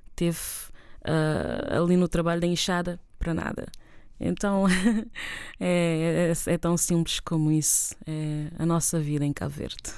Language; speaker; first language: Portuguese; non-native, local second language; Kabuverdianu